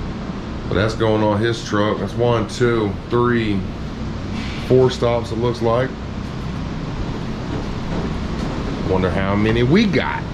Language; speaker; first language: English; native; English